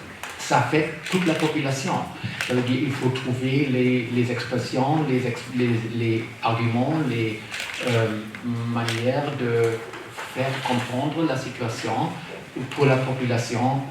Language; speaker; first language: French; non-native, fluent; German